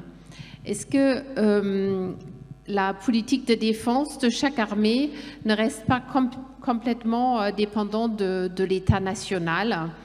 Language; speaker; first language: French; non-native, fluent; German